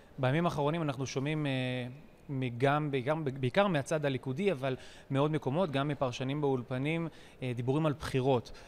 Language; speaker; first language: Hebrew; native; Hebrew